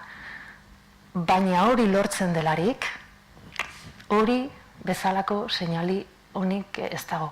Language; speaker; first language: Basque; native; Basque